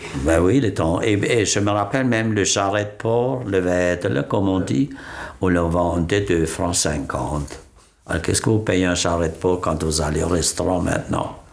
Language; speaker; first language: French; non-native, local second language; Swiss German